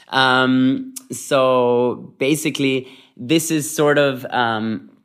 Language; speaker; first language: English; early bilingual, other home language; Hebrew